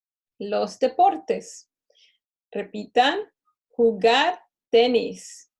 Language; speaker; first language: Spanish; non-native, fluent; English